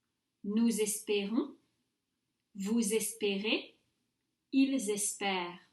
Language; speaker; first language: French; non-native, fluent; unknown